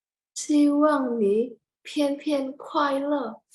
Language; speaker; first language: Chinese; non-native, learner; Indonesian